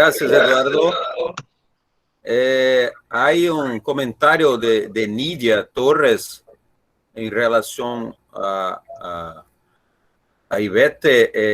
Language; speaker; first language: Spanish; non-native, learner; Portuguese